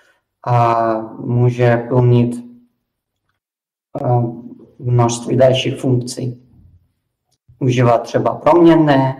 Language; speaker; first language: Czech; non-native, fluent; Russian